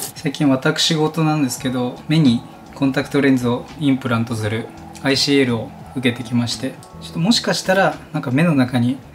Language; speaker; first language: Japanese; native; Japanese